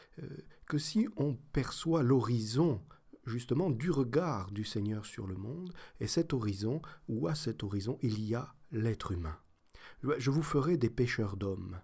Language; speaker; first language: French; native; French